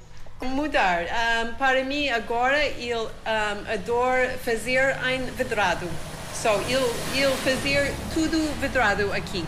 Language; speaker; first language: Portuguese; non-native, learner; English